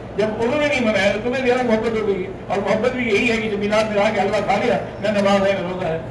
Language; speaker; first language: Urdu; native; Urdu